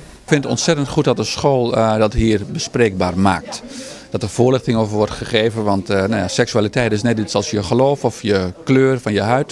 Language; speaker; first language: Dutch; native; Dutch